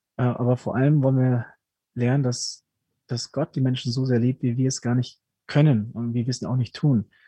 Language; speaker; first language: German; early bilingual, other home language; Spanish